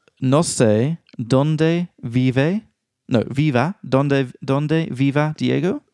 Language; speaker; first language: Spanish; non-native, learner; English